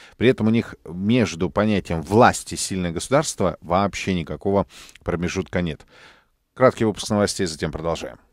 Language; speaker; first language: Russian; native; Russian